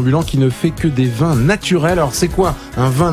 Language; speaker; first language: French; native; French